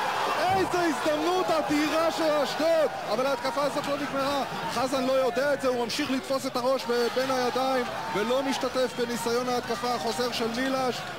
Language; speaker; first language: Hebrew; native; Hebrew